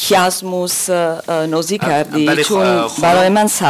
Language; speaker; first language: Persian; non-native, learner; German